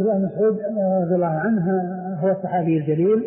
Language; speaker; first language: Arabic; native; Arabic